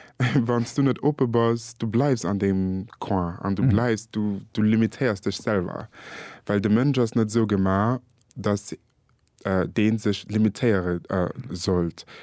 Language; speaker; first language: Luxembourgish; early bilingual, other home language; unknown